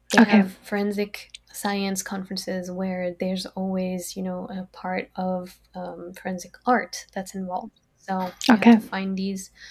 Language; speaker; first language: English; non-native, fluent; French